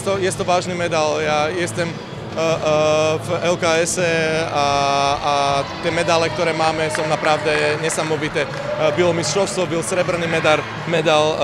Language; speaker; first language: Polish; non-native, fluent; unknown